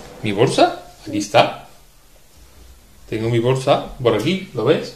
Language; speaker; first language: Spanish; native; Spanish